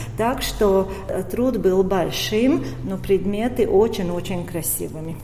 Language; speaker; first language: Russian; non-native, local second language; Latvian